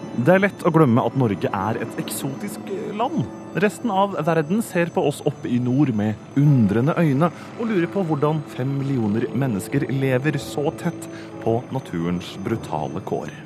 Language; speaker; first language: Norwegian; native; Norwegian